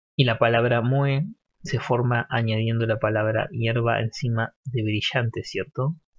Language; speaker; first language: Spanish; native; Spanish